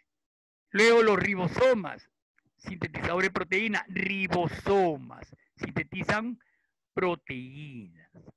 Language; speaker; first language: Spanish; native; Spanish